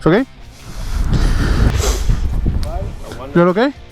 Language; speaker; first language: English; non-native, learner; Spanish